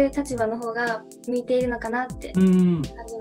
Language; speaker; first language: Japanese; native; Japanese